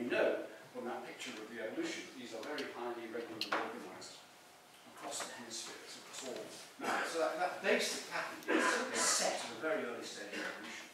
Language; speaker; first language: English; native; English